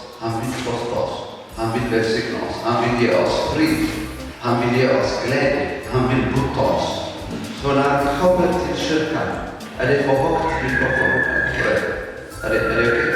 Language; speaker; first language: Swedish; non-native, fluent; Tigrinya